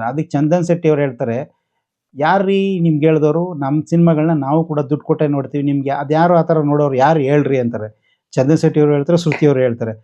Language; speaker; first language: Kannada; native; Kannada